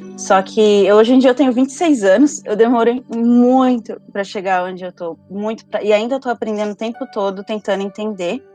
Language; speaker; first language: Portuguese; early bilingual, other home language; Spanish